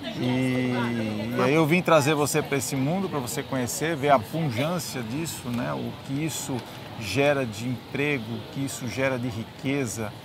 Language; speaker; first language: Portuguese; native; Portuguese